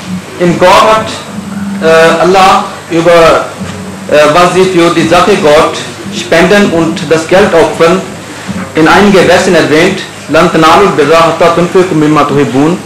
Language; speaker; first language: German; non-native, fluent; Urdu